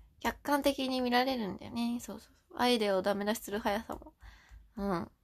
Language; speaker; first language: Japanese; native; Japanese